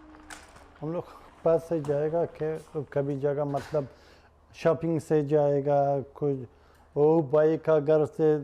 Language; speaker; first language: Hindi; non-native, learner; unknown